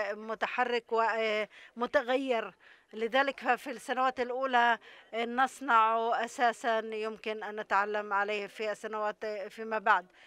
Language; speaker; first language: Arabic; non-native, local second language; Hebrew